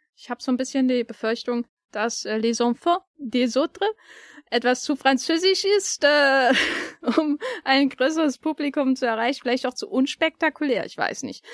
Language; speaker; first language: German; native; German